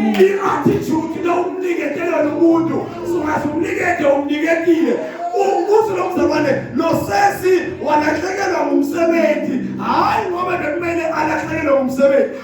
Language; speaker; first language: Zulu; non-native, local second language; Swati